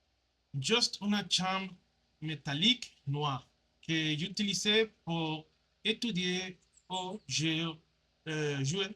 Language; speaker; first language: French; non-native, learner; Spanish